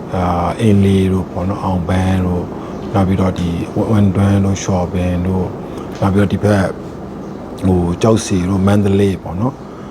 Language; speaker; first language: Burmese; native; Burmese